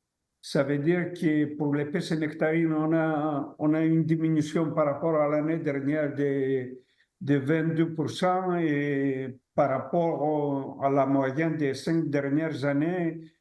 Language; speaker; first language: French; non-native, fluent; Greek